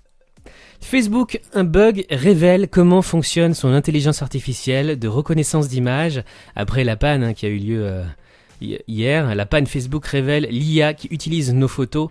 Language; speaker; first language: French; native; French